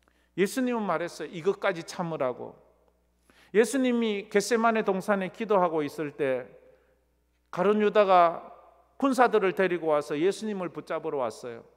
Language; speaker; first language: Korean; native; Korean